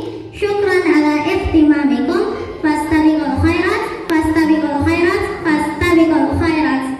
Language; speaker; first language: Arabic; non-native, learner; Indonesian